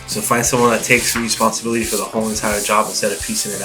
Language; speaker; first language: English; native; English